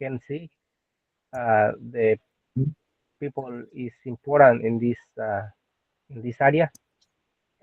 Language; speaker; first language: English; non-native, learner; Spanish